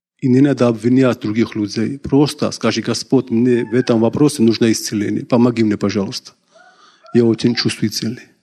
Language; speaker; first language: Russian; non-native, local second language; Georgian